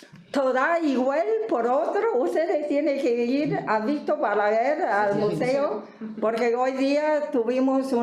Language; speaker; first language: Spanish; non-native, fluent; Chinese